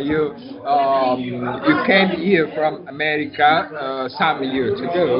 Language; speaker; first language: English; non-native, learner; Italian